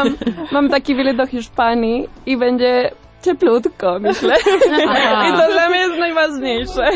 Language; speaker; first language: Polish; early bilingual, heritage; Spanish